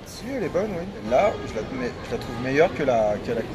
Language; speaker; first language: French; native; French